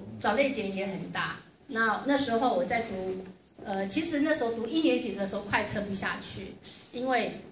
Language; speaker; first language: Chinese; native; Chinese